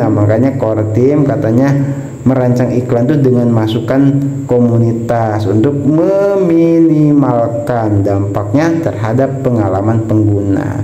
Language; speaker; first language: Indonesian; native; Indonesian